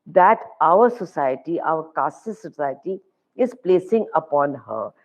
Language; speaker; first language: English; non-native, local second language; Hindi